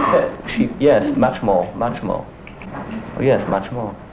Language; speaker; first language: English; non-native, fluent; French